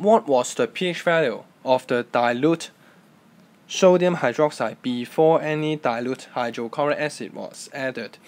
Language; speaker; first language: English; non-native, local second language; Chinese